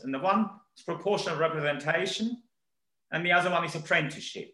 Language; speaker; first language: English; non-native, fluent; German